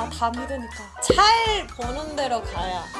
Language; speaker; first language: Korean; non-native, fluent; Spanish